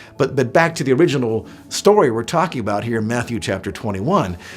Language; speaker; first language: English; native; English